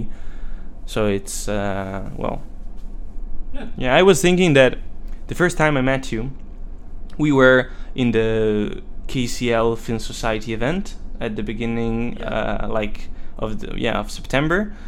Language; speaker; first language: English; non-native, fluent; Italian